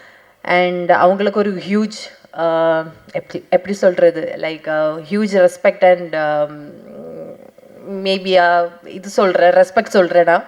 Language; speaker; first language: Tamil; non-native, fluent; Malayalam